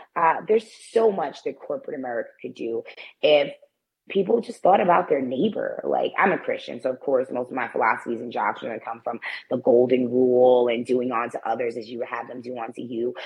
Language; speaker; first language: English; native; English